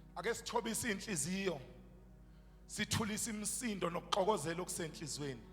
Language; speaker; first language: Zulu; native; Zulu